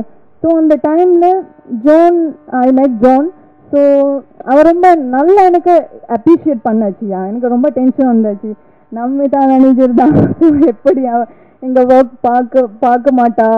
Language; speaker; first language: Tamil; non-native, learner; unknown